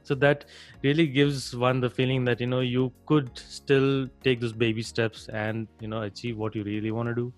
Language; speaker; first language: English; non-native, local second language; Hindi